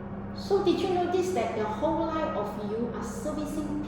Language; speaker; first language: English; non-native, learner; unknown